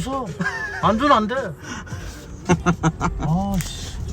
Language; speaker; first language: Korean; non-native, learner; Chinese